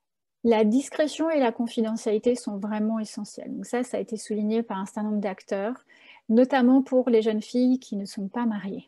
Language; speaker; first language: French; native; French